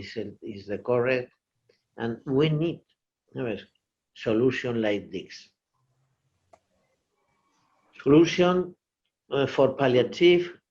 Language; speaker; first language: English; non-native, learner; Portuguese